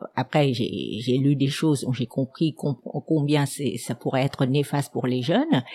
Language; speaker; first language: French; non-native, fluent; Vietnamese